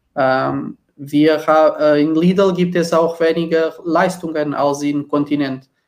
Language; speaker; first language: German; non-native, learner; Portuguese